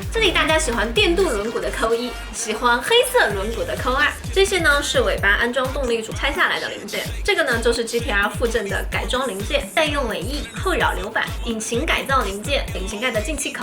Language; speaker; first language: Chinese; native; Chinese